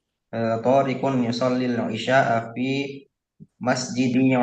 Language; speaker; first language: Arabic; non-native, learner; Indonesian